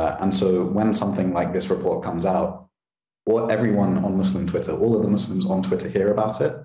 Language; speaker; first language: English; native; English